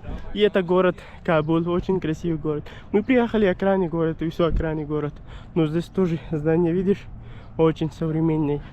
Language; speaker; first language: Russian; non-native, learner; Pashto